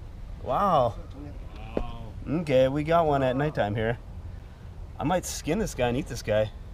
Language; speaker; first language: English; native; English